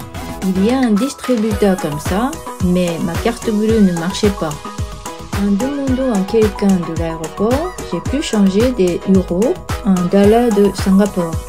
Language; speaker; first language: French; non-native, fluent; Japanese